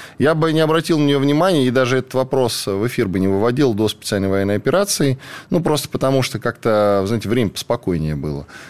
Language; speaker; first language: Russian; native; Russian